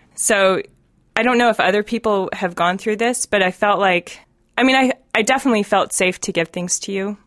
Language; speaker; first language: English; native; English